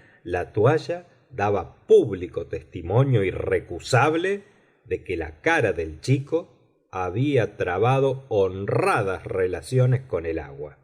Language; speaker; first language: Spanish; native; Spanish